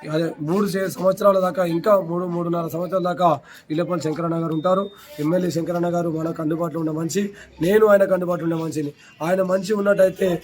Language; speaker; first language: Telugu; native; Telugu